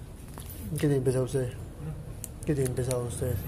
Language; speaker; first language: Spanish; native; Spanish